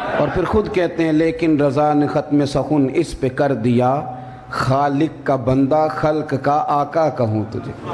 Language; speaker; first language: Urdu; non-native, local second language; Punjabi